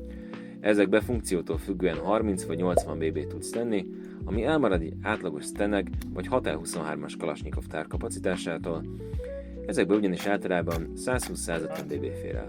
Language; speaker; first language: Hungarian; native; Hungarian